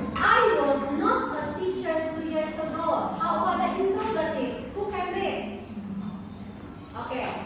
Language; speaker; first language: English; non-native, learner; Indonesian